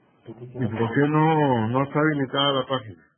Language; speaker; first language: Spanish; native; Spanish